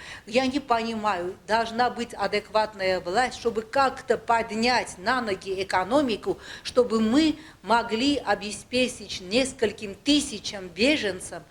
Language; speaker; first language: Russian; non-native, local second language; Armenian